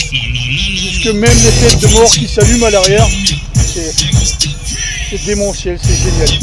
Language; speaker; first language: French; native; French